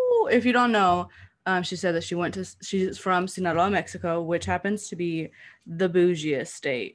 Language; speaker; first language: English; early bilingual, other home language; Spanish